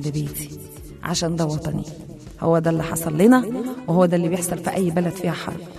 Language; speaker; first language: Arabic; native; Arabic